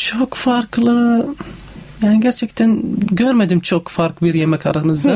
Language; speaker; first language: Turkish; non-native, learner; Arabic